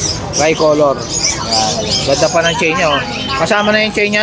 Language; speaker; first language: Filipino; native; Filipino